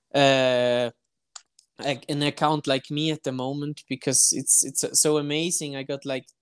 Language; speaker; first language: English; non-native, fluent; German